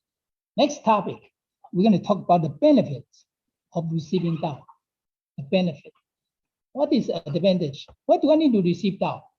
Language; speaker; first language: English; non-native, fluent; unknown